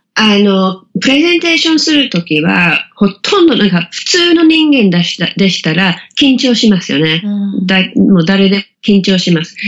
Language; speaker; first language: Japanese; non-native, fluent; English